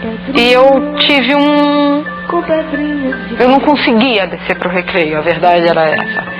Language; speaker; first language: Portuguese; native; Portuguese